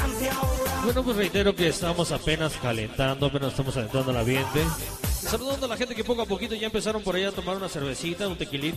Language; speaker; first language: Spanish; native; Spanish